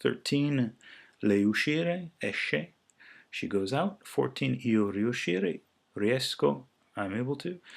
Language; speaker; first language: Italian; non-native, fluent; English